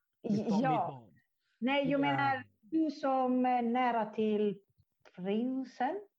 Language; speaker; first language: Swedish; non-native, fluent; Italian